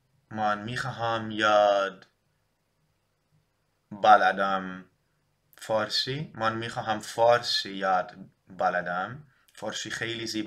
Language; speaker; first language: Persian; non-native, learner; Dutch